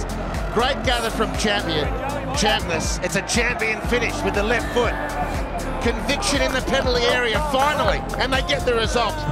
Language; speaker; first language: English; native; English